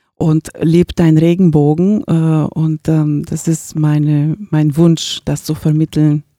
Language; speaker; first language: German; non-native, fluent; Bulgarian